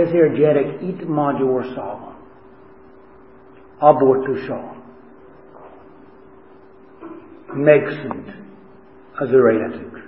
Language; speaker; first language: Hungarian; non-native, fluent; English